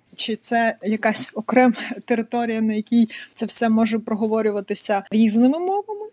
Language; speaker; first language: Ukrainian; non-native, local second language; Russian